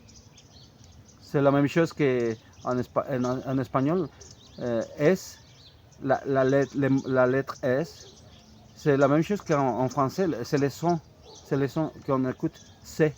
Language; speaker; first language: French; non-native, fluent; Spanish